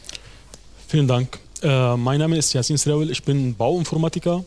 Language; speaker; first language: German; non-native, fluent; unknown